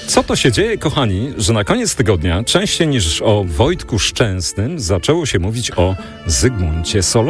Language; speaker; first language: Polish; native; Polish